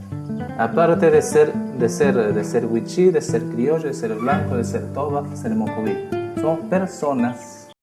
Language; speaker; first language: Spanish; non-native, local second language; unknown